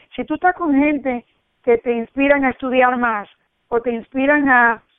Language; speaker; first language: Spanish; early bilingual, heritage; Spanish